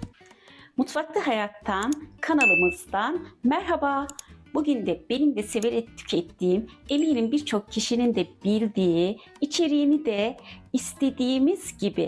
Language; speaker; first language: Turkish; native; Turkish